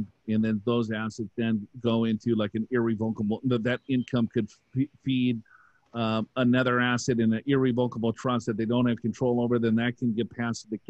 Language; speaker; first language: English; native; English